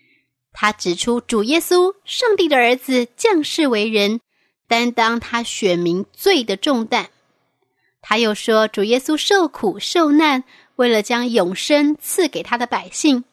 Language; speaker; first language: Chinese; native; Chinese